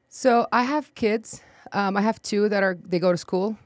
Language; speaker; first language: English; non-native, fluent; Arabic